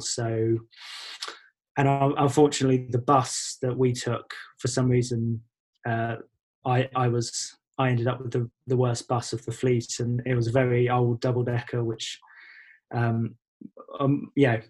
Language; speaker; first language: English; native; English